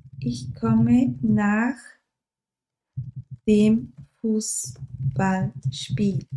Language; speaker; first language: German; non-native, learner; Turkish